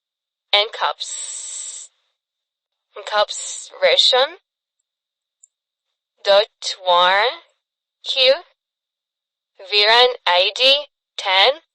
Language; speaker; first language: English; non-native, fluent; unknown